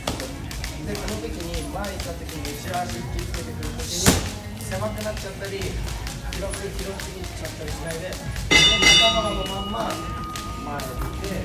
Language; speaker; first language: Japanese; native; Japanese